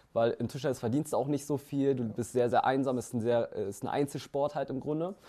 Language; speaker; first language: German; early bilingual, other home language; Vietnamese